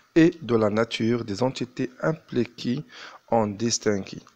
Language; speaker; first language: French; non-native, local second language; Arabic